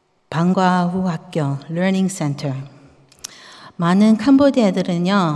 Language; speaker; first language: Korean; early bilingual, heritage; Korean